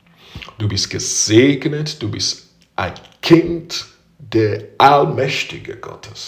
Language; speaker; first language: German; non-native, fluent; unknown